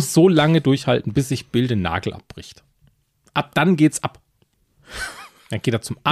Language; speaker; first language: German; native; German